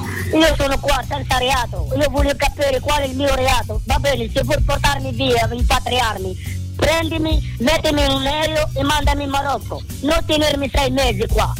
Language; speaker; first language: Italian; non-native, learner; Arabic